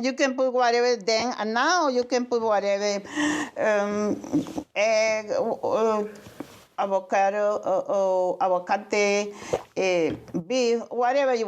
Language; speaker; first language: English; non-native, learner; Spanish